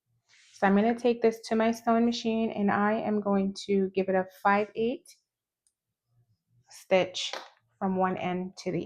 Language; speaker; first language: English; native; English